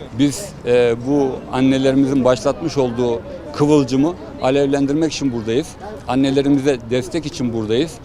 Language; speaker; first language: Turkish; early bilingual, heritage; Turkish